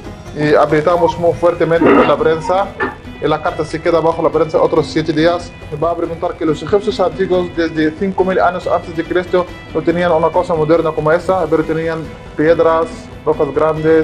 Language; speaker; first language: Spanish; non-native, fluent; Arabic